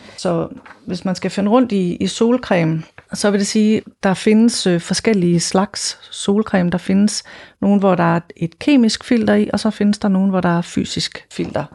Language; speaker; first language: Danish; native; Danish